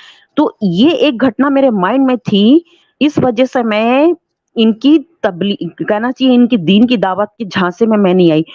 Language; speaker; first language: Hindi; native; Hindi